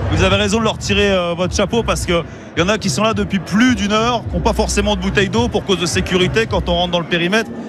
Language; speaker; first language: French; native; French